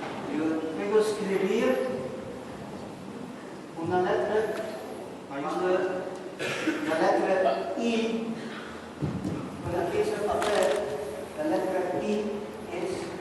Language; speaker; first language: Spanish; non-native, learner; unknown